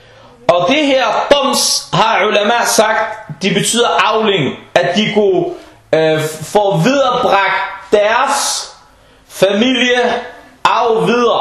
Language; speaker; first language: Danish; non-native, fluent; Arabic